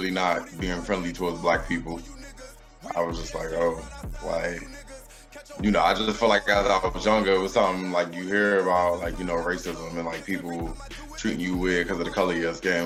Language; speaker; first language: English; native; English